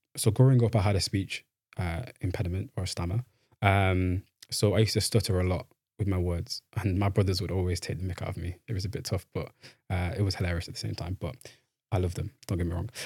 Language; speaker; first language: English; native; English